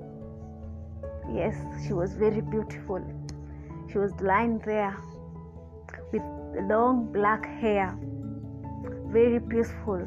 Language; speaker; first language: English; non-native, local second language; Kikuyu